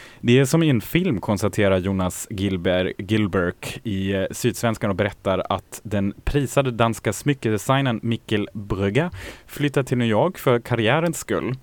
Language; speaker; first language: Swedish; native; Swedish